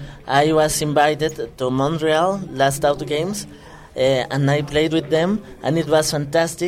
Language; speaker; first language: English; non-native, fluent; Spanish